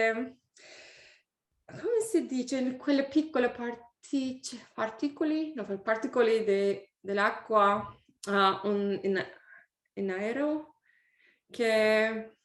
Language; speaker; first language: Italian; non-native, learner; English